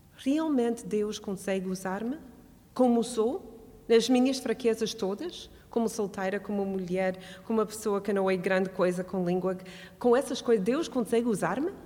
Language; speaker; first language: Portuguese; non-native, fluent; English